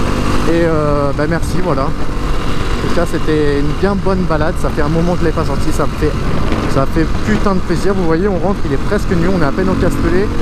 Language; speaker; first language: French; native; French